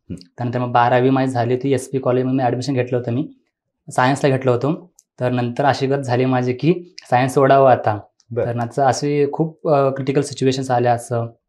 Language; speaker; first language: Marathi; native; Marathi